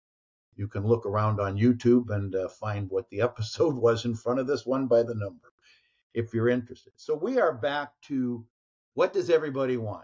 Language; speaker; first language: English; native; English